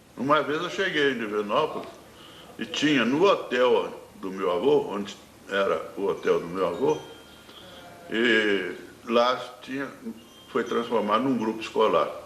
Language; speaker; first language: Portuguese; native; Portuguese